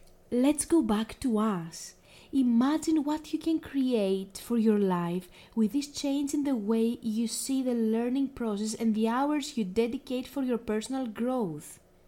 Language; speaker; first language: English; non-native, fluent; Greek